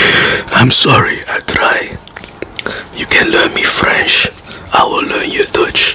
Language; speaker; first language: English; non-native, fluent; Dutch